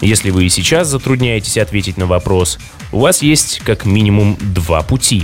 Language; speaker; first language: Russian; native; Russian